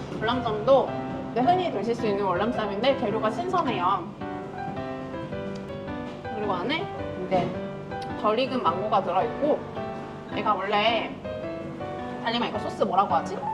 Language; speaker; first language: Korean; native; Korean